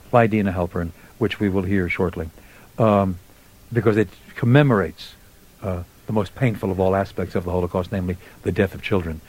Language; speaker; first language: English; native; English